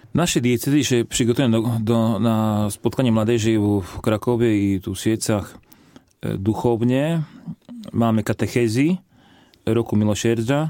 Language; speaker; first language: Polish; non-native, learner; Slovak